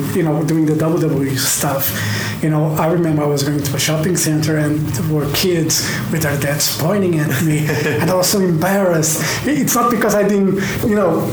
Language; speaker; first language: English; non-native, fluent; Portuguese